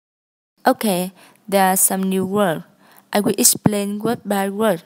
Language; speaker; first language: English; non-native, learner; Vietnamese